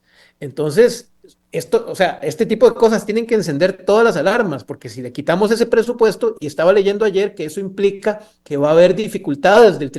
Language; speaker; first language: Spanish; native; Spanish